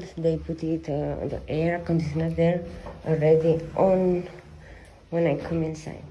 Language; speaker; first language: English; non-native, fluent; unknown